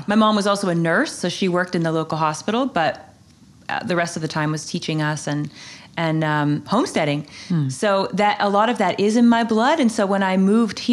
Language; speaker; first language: English; native; English